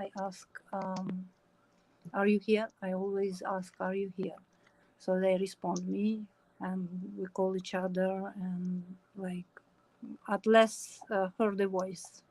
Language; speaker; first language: English; non-native, learner; Ukrainian